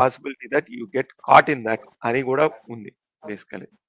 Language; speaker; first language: English; non-native, local second language; Telugu